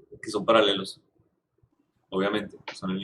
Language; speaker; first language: Spanish; native; Spanish